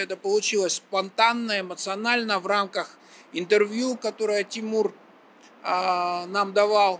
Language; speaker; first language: Russian; native; Russian